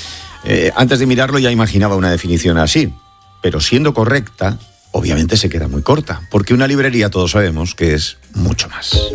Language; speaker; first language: Spanish; native; Spanish